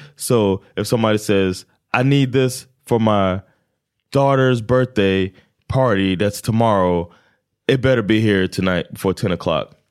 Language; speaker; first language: English; native; English